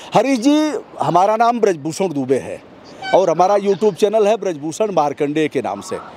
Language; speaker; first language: Hindi; native; Hindi